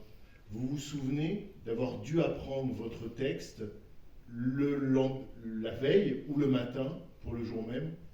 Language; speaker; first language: French; native; French